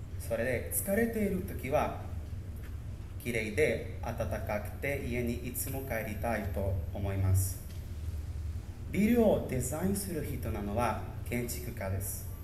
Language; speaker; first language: Japanese; non-native, learner; Spanish